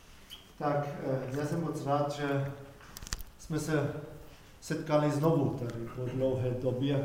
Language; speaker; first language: Czech; non-native, fluent; German